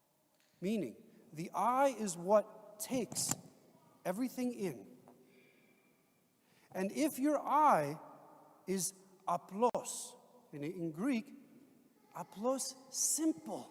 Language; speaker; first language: English; native; English